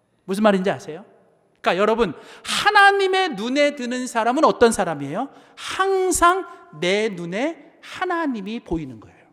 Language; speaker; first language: Korean; native; Korean